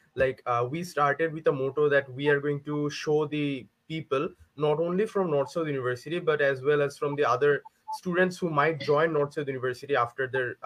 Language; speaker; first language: English; non-native, local second language; Bangla